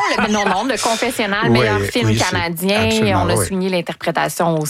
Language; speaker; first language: French; native; French